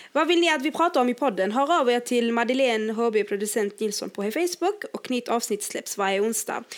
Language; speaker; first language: Swedish; early bilingual, other home language; Arabic